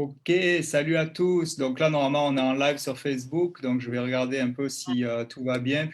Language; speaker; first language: French; native; French